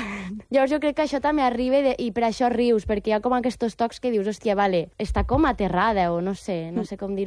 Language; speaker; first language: Catalan; native; Catalan